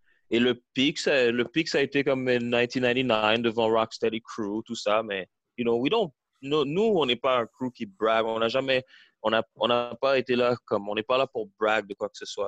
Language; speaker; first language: French; early bilingual, heritage; French